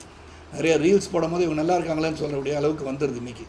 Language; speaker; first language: Tamil; native; Tamil